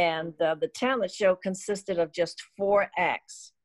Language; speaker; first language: English; native; English